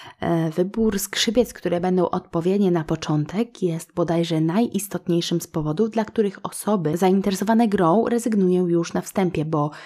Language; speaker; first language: Polish; native; Polish